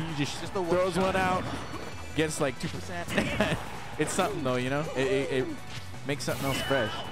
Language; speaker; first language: English; native; English